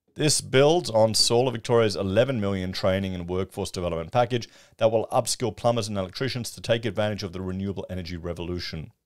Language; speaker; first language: English; native; English